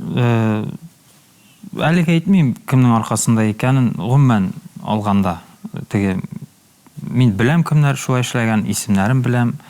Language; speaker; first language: Tatar; native; Tatar